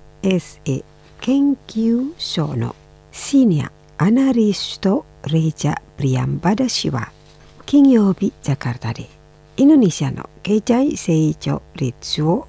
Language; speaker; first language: Japanese; non-native, fluent; Indonesian